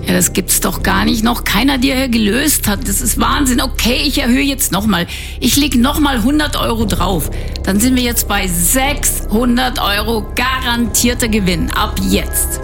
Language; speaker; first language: German; native; German